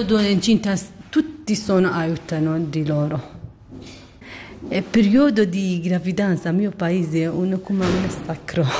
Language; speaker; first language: Italian; non-native, learner; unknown